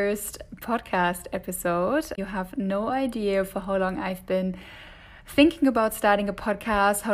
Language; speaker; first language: English; non-native, fluent; German